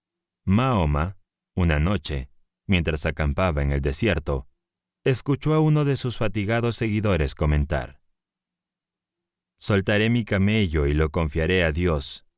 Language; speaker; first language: Spanish; native; Spanish